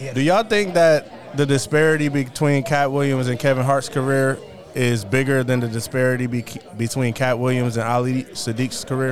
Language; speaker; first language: English; native; English